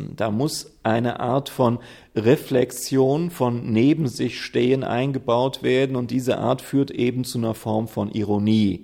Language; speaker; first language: German; native; German